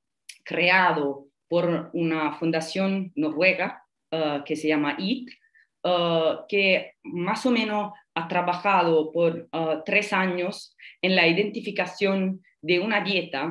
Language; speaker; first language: Spanish; non-native, fluent; Italian